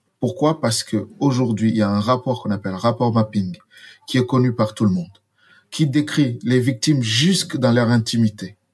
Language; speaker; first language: French; non-native, local second language; Swahili